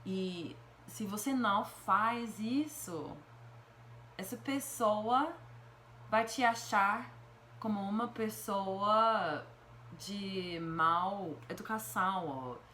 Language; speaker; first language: Portuguese; non-native, fluent; English